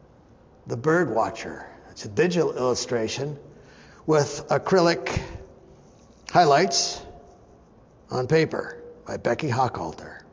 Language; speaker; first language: English; native; English